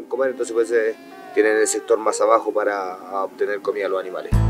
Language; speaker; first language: Spanish; native; Spanish